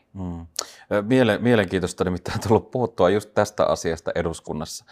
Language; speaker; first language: Finnish; native; Finnish